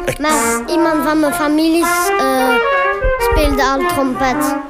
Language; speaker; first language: Dutch; non-native, local second language; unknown